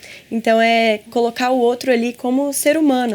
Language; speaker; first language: Portuguese; native; Portuguese